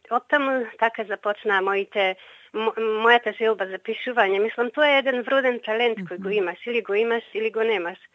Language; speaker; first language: Macedonian; native; Macedonian